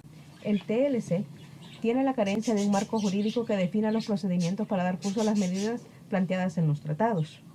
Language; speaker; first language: Spanish; native; Spanish